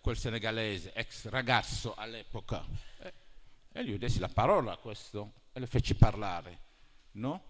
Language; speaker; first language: Italian; non-native, fluent; Wolof